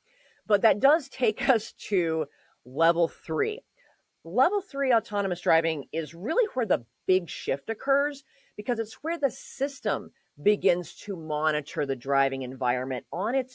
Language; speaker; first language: English; native; English